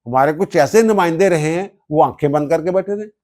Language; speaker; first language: Urdu; non-native, local second language; Punjabi